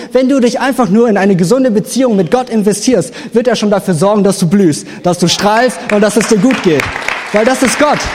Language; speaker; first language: German; native; German